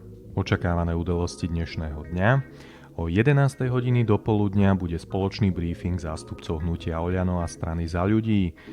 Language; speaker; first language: Slovak; native; Slovak